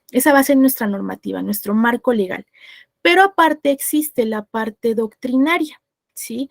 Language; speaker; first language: Spanish; native; Spanish